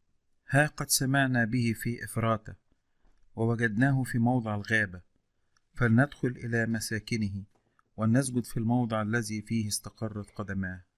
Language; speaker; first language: Arabic; native; Arabic